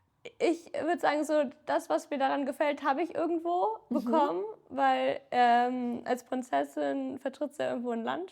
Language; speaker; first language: German; native; German